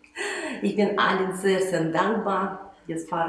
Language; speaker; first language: German; non-native, fluent; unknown